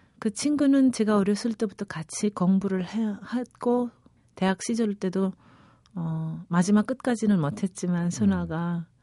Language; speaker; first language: Korean; early bilingual, other home language; Spanish